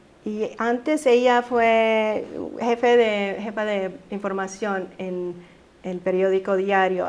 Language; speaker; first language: Spanish; early bilingual, heritage; Spanish